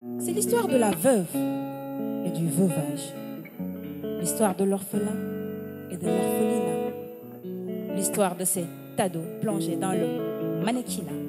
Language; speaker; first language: French; non-native, local second language; Wolof